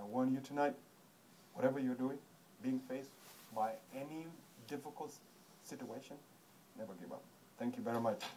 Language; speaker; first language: English; non-native, fluent; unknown